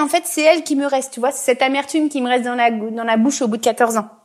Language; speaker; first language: French; native; French